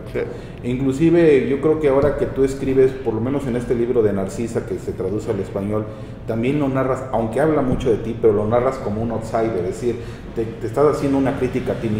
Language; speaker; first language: Spanish; native; Spanish